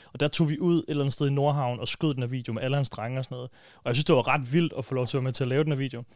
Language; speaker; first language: Danish; native; Danish